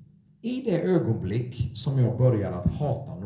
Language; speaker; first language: Swedish; non-native, fluent; English